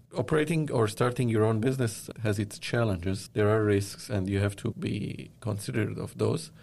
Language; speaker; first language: English; non-native, fluent; Arabic